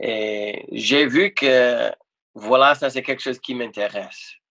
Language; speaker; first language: French; non-native, fluent; English